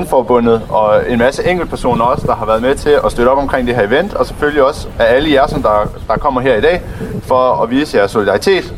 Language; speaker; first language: Danish; native; Danish